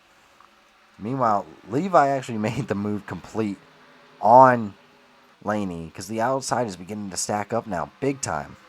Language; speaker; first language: English; native; English